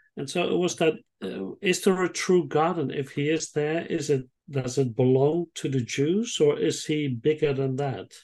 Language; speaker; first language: English; non-native, fluent; Dutch